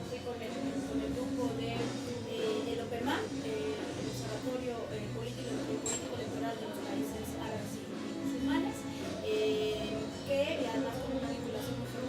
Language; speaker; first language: Spanish; native; Spanish